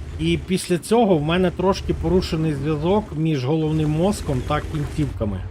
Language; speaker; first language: Ukrainian; non-native, local second language; Russian